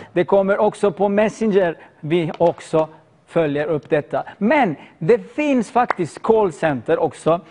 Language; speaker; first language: Swedish; non-native, fluent; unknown